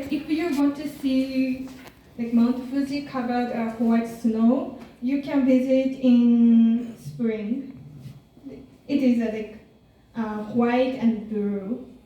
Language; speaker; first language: English; non-native, learner; Japanese